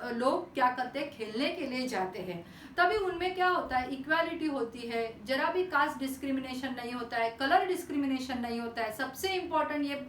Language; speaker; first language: Hindi; non-native, local second language; Marathi